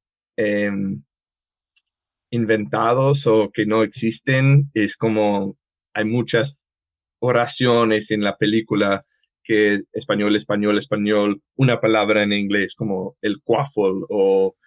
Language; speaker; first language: Spanish; non-native, fluent; English